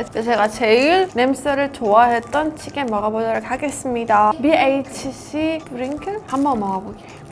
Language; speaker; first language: Korean; non-native, fluent; Persian